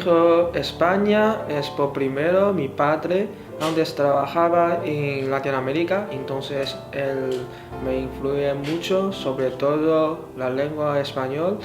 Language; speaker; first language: Spanish; non-native, fluent; Chinese